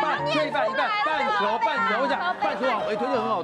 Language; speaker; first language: Chinese; native; Chinese